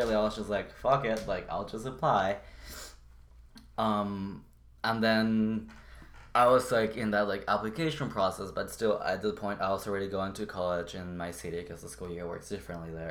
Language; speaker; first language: English; non-native, fluent; Spanish